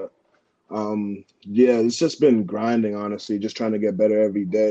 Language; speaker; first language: English; early bilingual, other home language; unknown